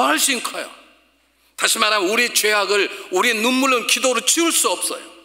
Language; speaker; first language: Korean; native; Korean